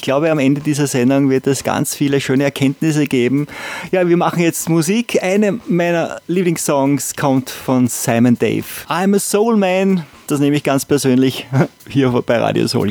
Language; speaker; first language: German; native; German